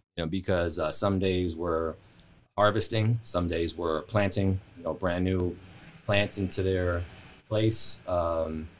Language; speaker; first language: English; native; English